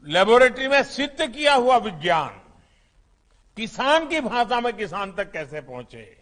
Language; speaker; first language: Hindi; non-native, local second language; Gujarati